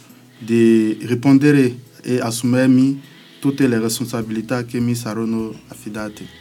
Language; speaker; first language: Italian; non-native, learner; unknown